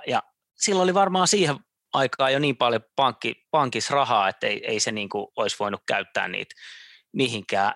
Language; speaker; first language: Finnish; native; Finnish